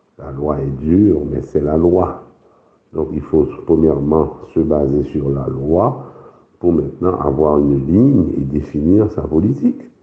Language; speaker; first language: French; non-native, local second language; Haitian Creole